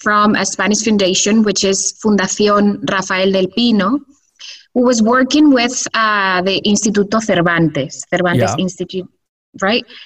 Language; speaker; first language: English; non-native, fluent; Spanish